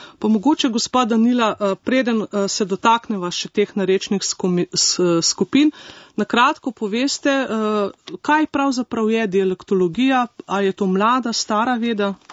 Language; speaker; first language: Slovenian; native; Slovenian